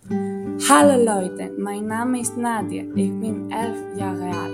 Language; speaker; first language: German; non-native, learner; Greek